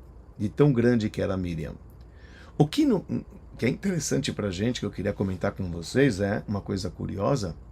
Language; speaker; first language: Portuguese; native; Portuguese